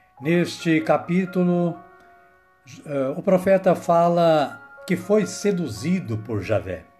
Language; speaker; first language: Portuguese; native; Portuguese